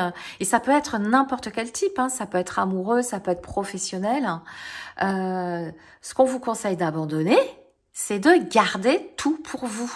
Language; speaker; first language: French; native; French